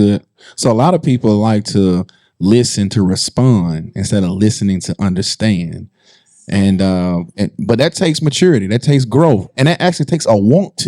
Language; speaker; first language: English; native; English